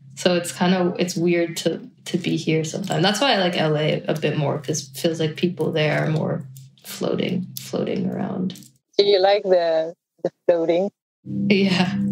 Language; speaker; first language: English; native; English